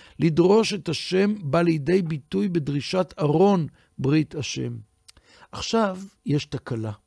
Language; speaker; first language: Hebrew; native; Hebrew